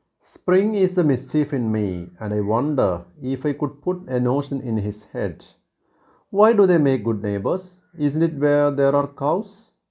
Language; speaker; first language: English; non-native, local second language; Malayalam